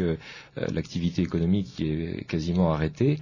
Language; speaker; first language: French; native; French